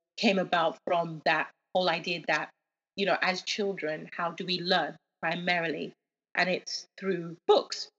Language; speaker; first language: English; early bilingual, other home language; Yoruba